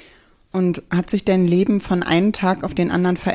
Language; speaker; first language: German; native; German